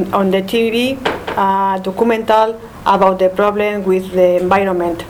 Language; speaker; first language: English; non-native, learner; Spanish